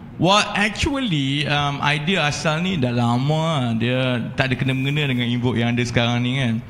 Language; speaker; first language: Malay; native; Malay